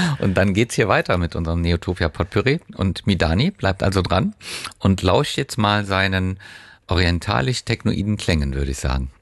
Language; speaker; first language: German; native; German